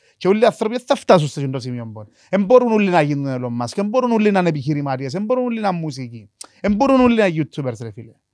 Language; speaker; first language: Greek; native; Greek